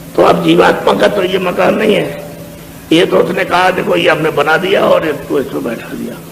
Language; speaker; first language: Hindi; native; Hindi